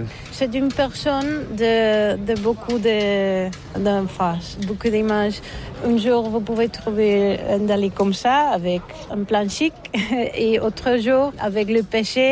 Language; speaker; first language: French; non-native, learner; Catalan